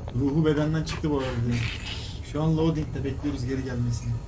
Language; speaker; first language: Turkish; native; Turkish